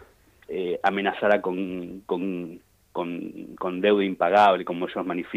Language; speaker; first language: Spanish; native; Spanish